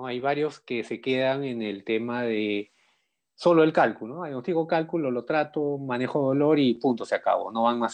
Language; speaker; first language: Spanish; native; Spanish